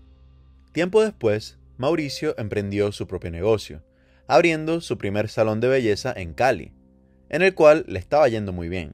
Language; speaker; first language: Spanish; native; Spanish